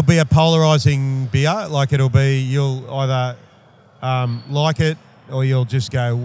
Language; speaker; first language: English; native; English